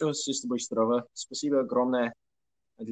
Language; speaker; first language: Russian; non-native, fluent; English